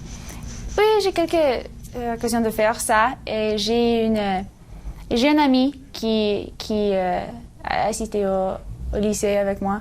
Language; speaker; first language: French; non-native, learner; English